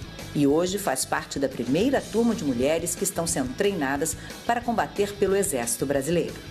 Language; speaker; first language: Portuguese; native; Portuguese